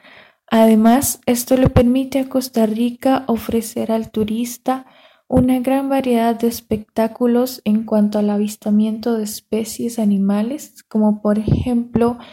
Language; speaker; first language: Spanish; native; Spanish